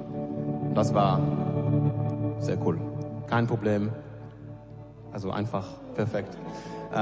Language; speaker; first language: German; non-native, learner; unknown